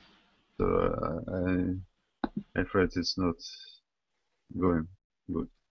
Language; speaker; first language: English; non-native, learner; Russian